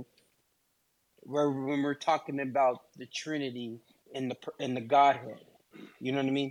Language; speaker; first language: English; native; English